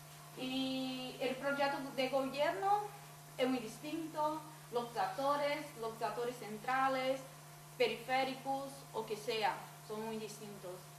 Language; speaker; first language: Spanish; non-native, fluent; Portuguese